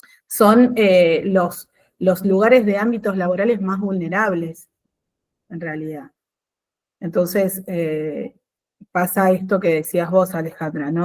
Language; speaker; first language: Spanish; native; Spanish